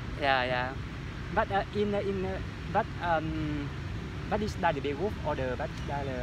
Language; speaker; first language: German; non-native, learner; Vietnamese